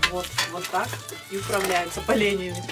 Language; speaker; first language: Russian; native; Russian